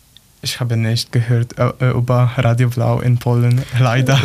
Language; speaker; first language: German; non-native, learner; Polish